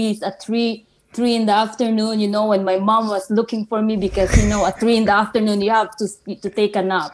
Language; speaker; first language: English; non-native, local second language; Filipino